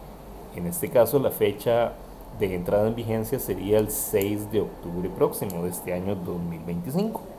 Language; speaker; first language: Spanish; native; Spanish